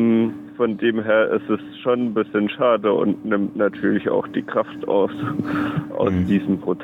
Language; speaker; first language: German; native; German